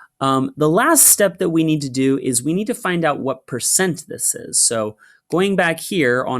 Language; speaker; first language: English; native; English